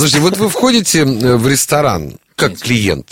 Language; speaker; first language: Russian; native; Russian